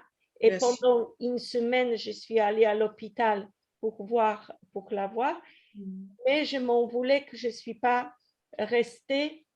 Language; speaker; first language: French; non-native, fluent; Polish